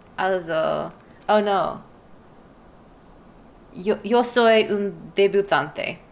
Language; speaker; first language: Spanish; non-native, learner; English